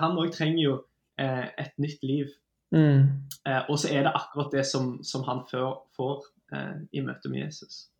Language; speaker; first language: Norwegian; native; Norwegian